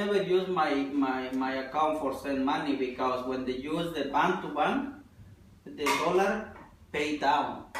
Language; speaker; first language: English; non-native, learner; Spanish